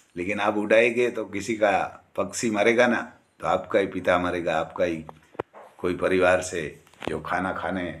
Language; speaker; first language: Hindi; non-native, local second language; Gujarati